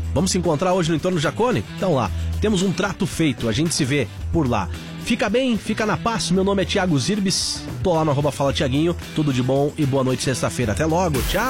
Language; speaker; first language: Portuguese; native; Portuguese